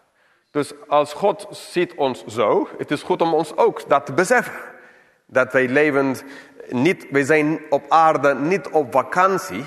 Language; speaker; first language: Dutch; non-native, fluent; English